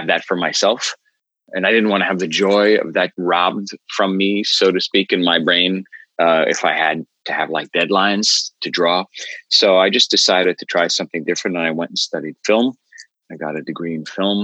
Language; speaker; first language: English; native; English